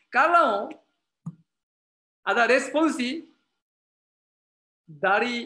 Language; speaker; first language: Indonesian; non-native, learner; Korean